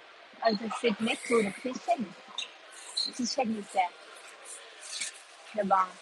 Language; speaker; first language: English; non-native, learner; Thai